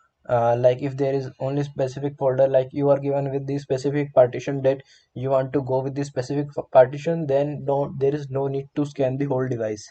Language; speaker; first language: English; non-native, local second language; Hindi